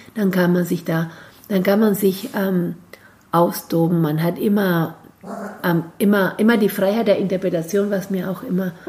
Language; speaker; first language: German; non-native, fluent; Spanish